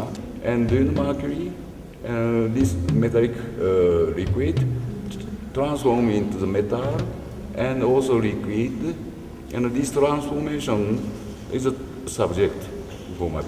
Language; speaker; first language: English; non-native, learner; Japanese